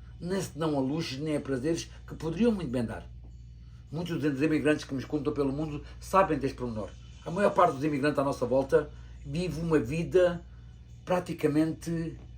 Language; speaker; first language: Portuguese; native; Portuguese